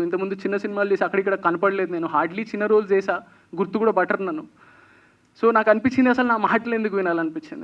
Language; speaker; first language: Telugu; native; Telugu